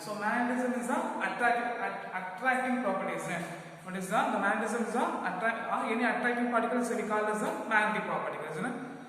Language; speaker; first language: English; non-native, local second language; Tamil